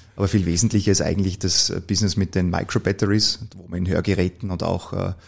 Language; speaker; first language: German; native; German